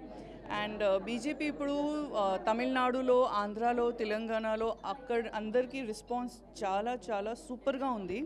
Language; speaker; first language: Telugu; non-native, learner; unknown